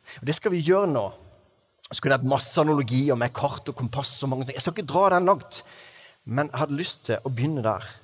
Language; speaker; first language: Norwegian; native; Norwegian